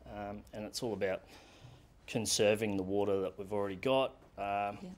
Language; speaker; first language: English; native; English